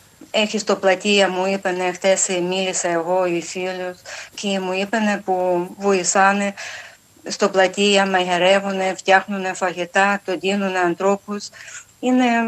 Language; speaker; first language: Greek; non-native, local second language; Ukrainian